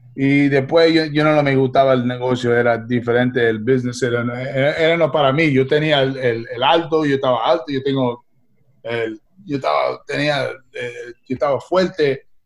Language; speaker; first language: Spanish; early bilingual, heritage; Spanish